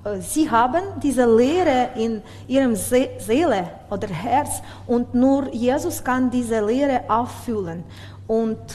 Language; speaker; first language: German; non-native, learner; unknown